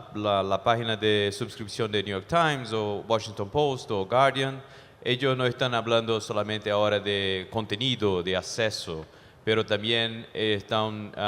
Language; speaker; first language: Spanish; non-native, fluent; Portuguese